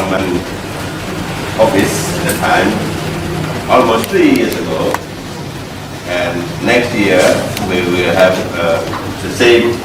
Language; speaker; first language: English; non-native, fluent; Indonesian